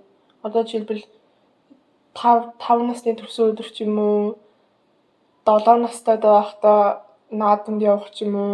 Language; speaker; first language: Mongolian; early bilingual, heritage; Mongolian